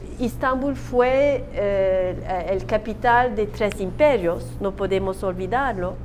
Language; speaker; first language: Spanish; non-native, learner; Turkish